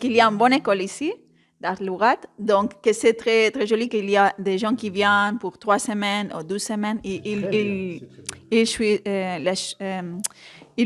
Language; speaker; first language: French; non-native, fluent; Spanish